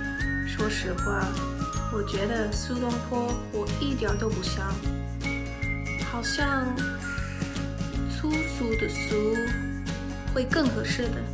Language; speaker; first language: Chinese; non-native, fluent; English